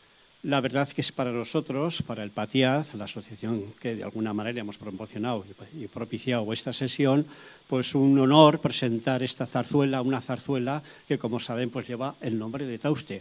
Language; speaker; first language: Spanish; native; Spanish